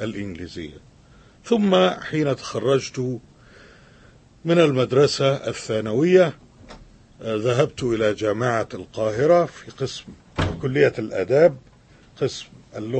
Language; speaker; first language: Arabic; native; Arabic